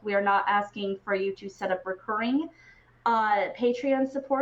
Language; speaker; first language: English; native; English